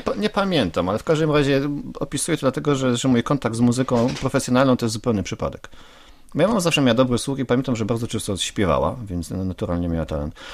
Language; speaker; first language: Polish; native; Polish